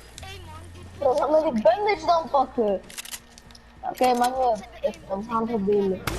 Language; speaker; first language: Dutch; early bilingual, other home language; Turkish